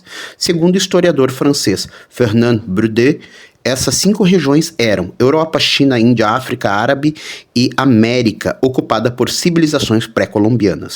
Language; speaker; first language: Portuguese; native; Portuguese